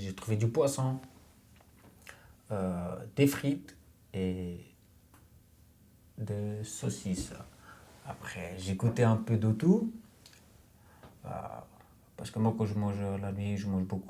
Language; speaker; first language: French; non-native, fluent; Romanian